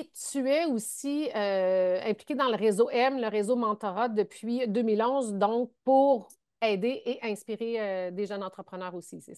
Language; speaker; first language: French; native; French